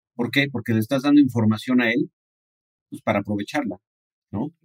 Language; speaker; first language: Spanish; native; Spanish